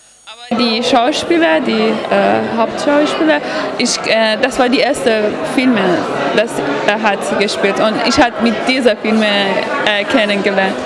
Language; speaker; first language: German; non-native, learner; Persian